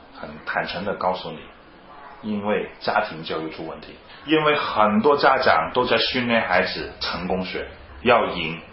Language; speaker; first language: Chinese; non-native, fluent; Cantonese